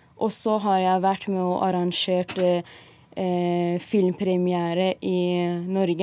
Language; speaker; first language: Norwegian; non-native, fluent; Persian